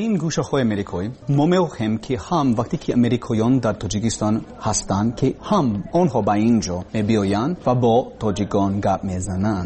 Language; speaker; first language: Persian; non-native, learner; English